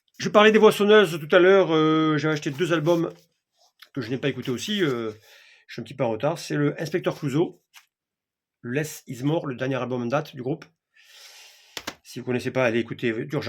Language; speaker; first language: French; native; French